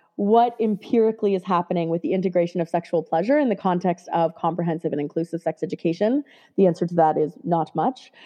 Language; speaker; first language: English; native; English